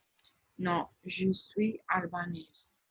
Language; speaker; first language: French; non-native, learner; Albanian